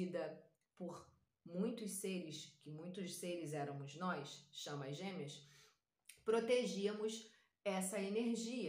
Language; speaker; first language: Portuguese; native; Portuguese